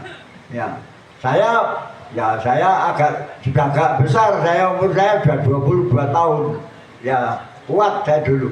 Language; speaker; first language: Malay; non-native, local second language; Javanese